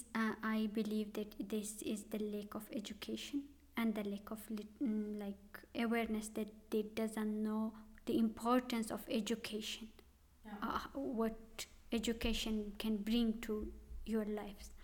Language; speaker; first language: English; non-native, local second language; Pashto